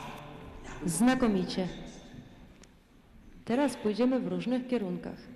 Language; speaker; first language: Polish; native; Polish